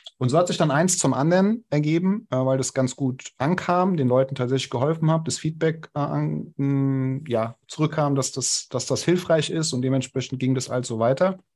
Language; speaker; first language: German; non-native, local second language; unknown